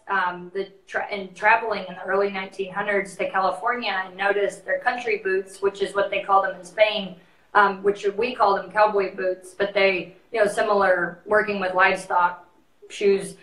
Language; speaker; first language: English; native; English